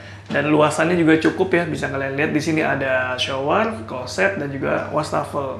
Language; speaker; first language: Indonesian; native; Indonesian